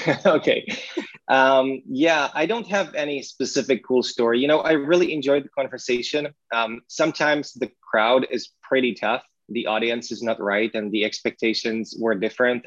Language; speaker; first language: English; non-native, fluent; Czech